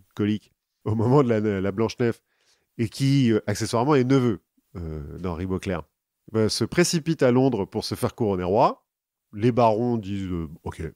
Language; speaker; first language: French; native; French